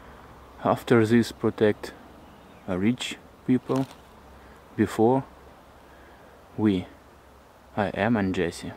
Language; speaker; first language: English; non-native, learner; Russian